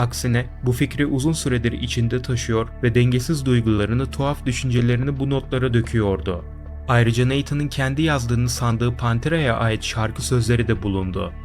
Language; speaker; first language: Turkish; native; Turkish